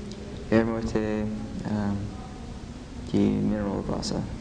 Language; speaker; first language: German; non-native, learner; English